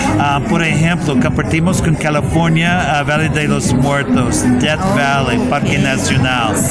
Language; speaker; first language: Spanish; non-native, learner; English